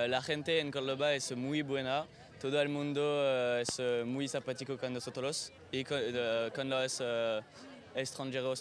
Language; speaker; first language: Spanish; non-native, learner; French